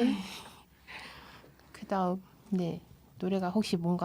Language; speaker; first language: Korean; native; Korean